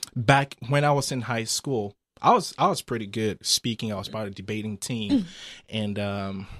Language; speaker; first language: English; non-native, local second language; Akan